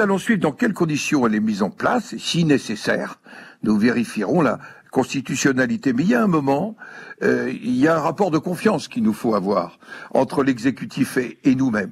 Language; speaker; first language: French; native; French